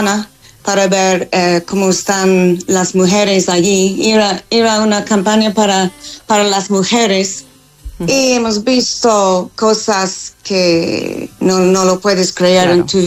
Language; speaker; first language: Spanish; non-native, fluent; English